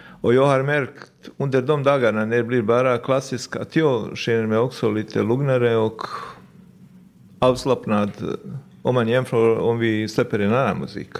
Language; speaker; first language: Swedish; non-native, fluent; Bosnian